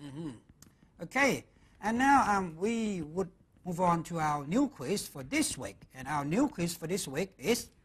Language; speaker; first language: English; non-native, fluent; Thai